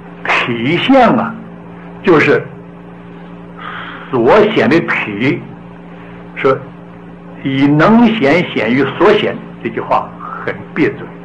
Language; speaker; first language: Chinese; native; Chinese